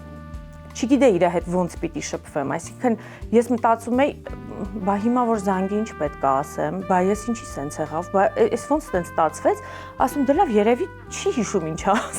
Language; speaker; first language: Armenian; native; Armenian